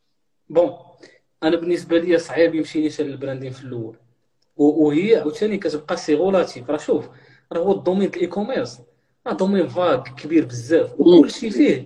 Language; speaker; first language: Arabic; native; Arabic